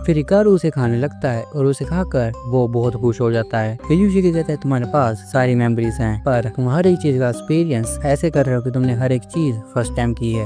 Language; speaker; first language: Hindi; native; Hindi